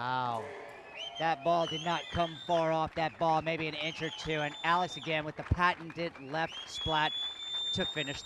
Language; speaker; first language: English; native; English